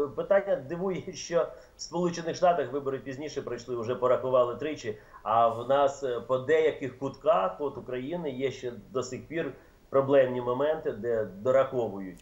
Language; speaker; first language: Ukrainian; native; Ukrainian